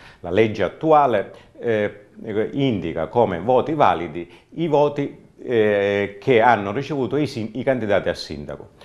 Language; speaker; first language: Italian; native; Italian